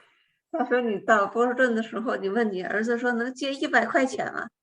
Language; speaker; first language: Chinese; native; Chinese